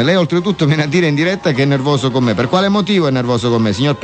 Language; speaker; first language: Italian; native; Italian